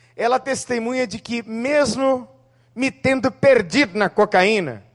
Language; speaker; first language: Portuguese; native; Portuguese